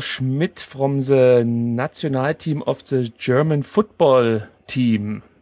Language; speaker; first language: English; non-native, learner; German